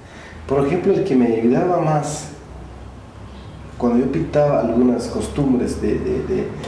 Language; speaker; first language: Spanish; non-native, local second language; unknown